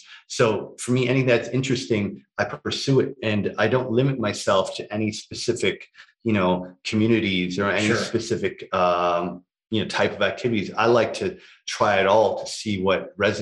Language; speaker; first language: English; native; English